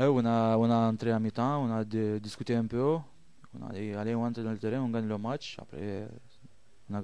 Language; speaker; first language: French; non-native, learner; Romanian